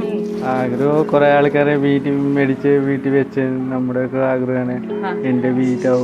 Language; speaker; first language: Malayalam; non-native, local second language; Bangla